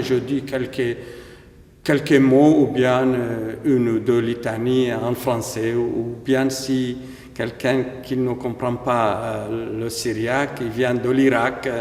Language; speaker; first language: French; non-native, fluent; Aramaic